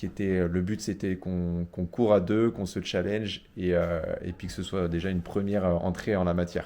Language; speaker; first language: French; native; French